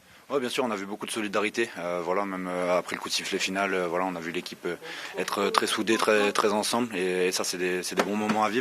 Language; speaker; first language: French; native; French